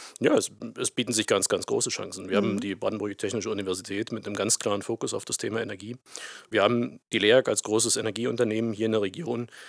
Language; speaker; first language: German; native; German